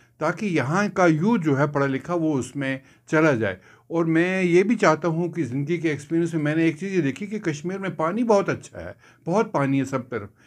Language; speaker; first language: Hindi; non-native, local second language; Kashmiri